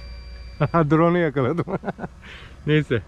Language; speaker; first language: Turkish; native; Turkish